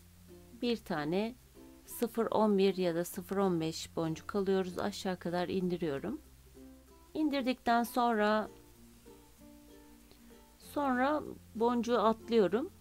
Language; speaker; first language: Turkish; native; Turkish